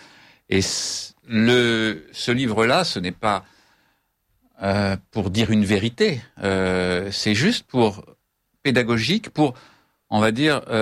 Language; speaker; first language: French; native; French